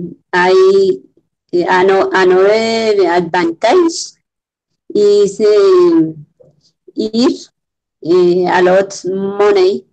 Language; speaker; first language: English; non-native, learner; Spanish